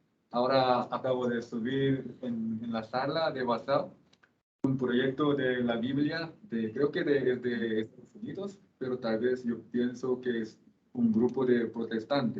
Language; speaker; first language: Spanish; non-native, fluent; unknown